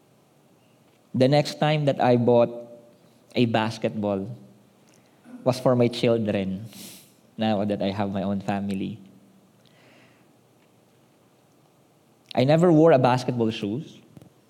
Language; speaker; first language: English; non-native, local second language; Filipino